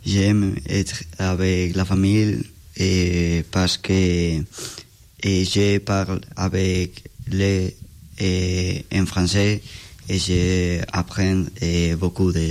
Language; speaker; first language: French; non-native, learner; Spanish